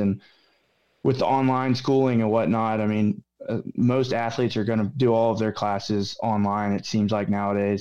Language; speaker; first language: English; native; English